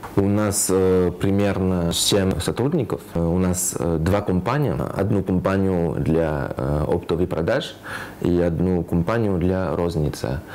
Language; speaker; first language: Russian; non-native, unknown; French